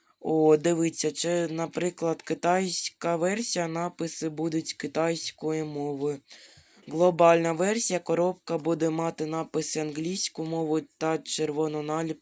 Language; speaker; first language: Ukrainian; non-native, local second language; Russian